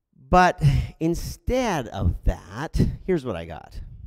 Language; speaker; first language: English; native; English